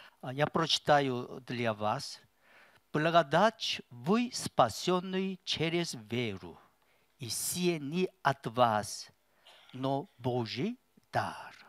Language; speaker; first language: Russian; non-native, learner; Korean